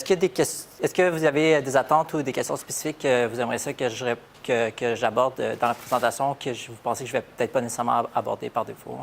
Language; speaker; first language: French; native; French